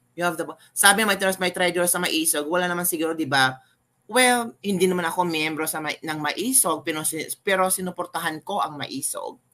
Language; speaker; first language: Filipino; non-native, local second language; Cebuano